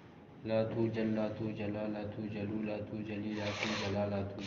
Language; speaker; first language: Arabic; non-native, learner; Urdu